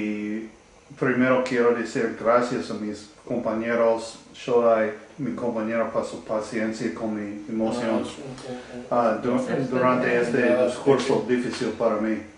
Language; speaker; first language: Spanish; non-native, learner; English